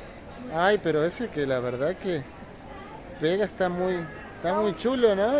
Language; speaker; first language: Spanish; native; Spanish